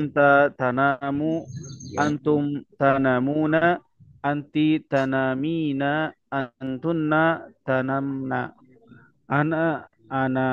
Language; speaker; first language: Arabic; non-native, learner; Indonesian